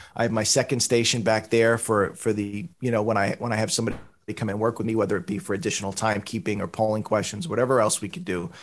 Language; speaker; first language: English; native; English